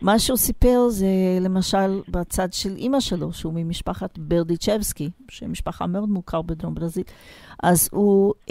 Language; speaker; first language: Hebrew; non-native, fluent; Portuguese